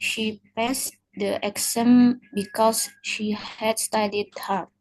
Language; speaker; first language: English; non-native, learner; Indonesian